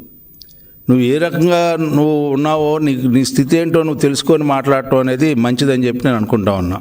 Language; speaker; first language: Telugu; native; Telugu